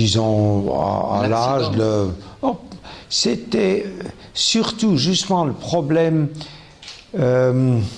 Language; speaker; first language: French; non-native, local second language; German